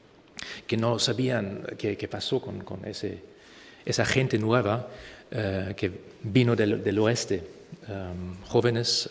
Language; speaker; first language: Spanish; non-native, fluent; German